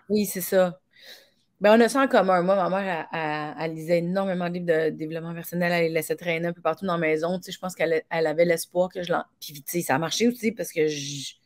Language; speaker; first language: French; native; French